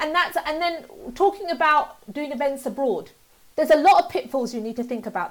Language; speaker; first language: English; native; English